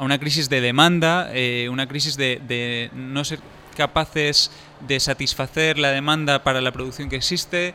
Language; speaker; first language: Spanish; native; Spanish